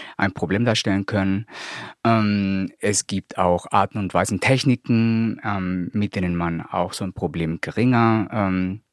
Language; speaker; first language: German; non-native, fluent; Spanish